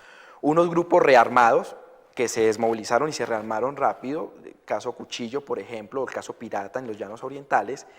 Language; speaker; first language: Spanish; native; Spanish